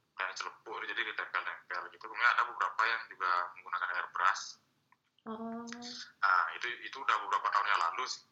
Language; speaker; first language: Indonesian; native; Indonesian